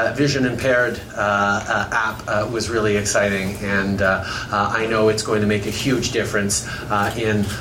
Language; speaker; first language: English; native; English